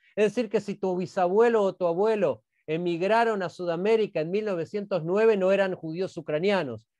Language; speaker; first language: Spanish; native; Spanish